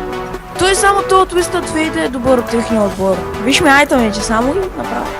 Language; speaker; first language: Bulgarian; native; Bulgarian